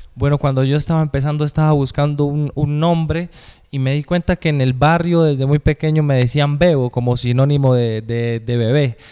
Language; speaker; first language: Spanish; native; Spanish